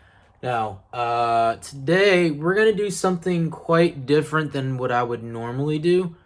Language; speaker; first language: English; native; English